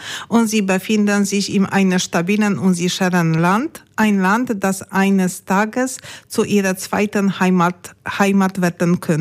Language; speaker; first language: German; non-native, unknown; Polish